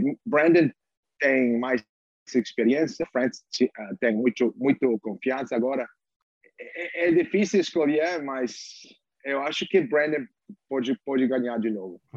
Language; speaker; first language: Portuguese; non-native, fluent; English